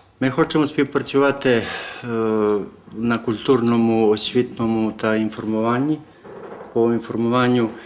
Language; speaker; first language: Ukrainian; early bilingual, heritage; Ukrainian